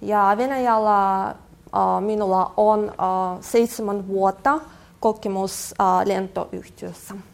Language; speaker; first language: Finnish; non-native, learner; Russian